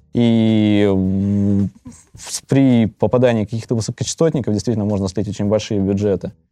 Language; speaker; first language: Russian; native; Russian